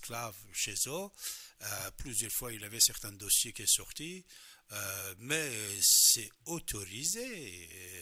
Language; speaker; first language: French; non-native, fluent; Persian